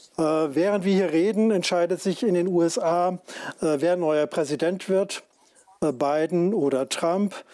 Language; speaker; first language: German; native; German